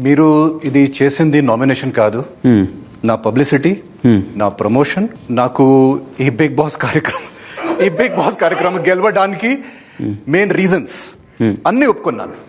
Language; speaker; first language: Telugu; non-native, fluent; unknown